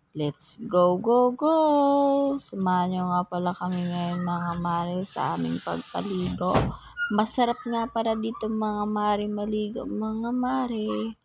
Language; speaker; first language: Filipino; non-native, local second language; Hiligaynon